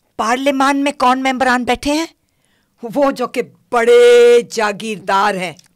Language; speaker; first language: Urdu; non-native, local second language; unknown